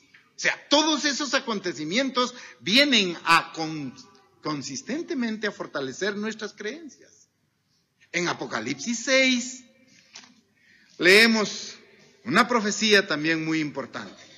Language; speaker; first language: Spanish; native; Spanish